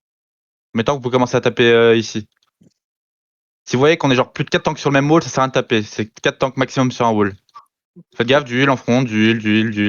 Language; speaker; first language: French; native; French